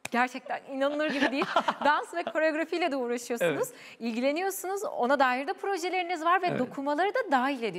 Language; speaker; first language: Turkish; native; Turkish